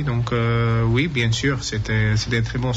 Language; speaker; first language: French; non-native, learner; English